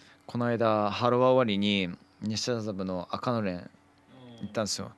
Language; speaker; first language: Japanese; native; Japanese